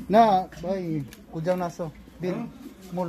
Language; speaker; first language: Korean; non-native, learner; Filipino